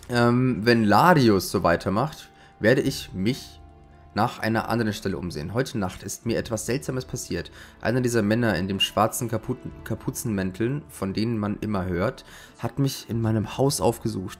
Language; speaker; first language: German; native; German